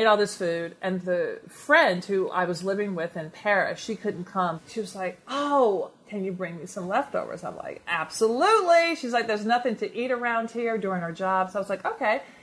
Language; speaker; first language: English; native; English